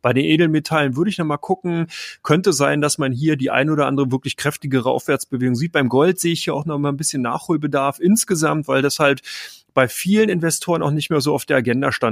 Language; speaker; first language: German; native; German